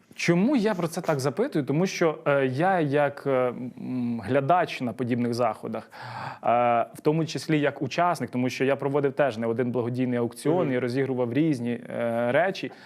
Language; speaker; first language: Ukrainian; native; Ukrainian